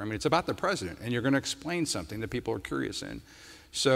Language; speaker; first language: English; native; English